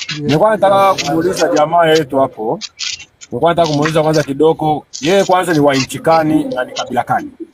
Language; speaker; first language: Swahili; native; Swahili